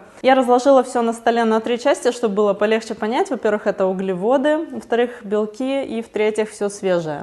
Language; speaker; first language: Russian; native; Russian